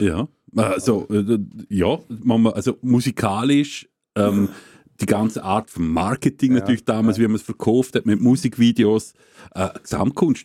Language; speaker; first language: German; native; German